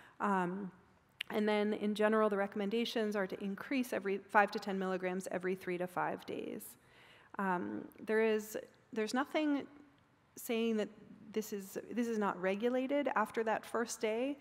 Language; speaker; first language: English; native; English